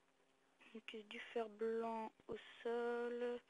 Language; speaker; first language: French; native; French